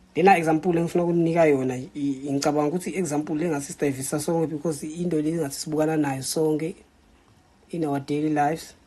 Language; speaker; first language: Zulu; non-native, local second language; Swati